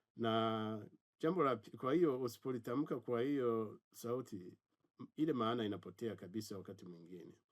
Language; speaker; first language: Swahili; non-native, local second language; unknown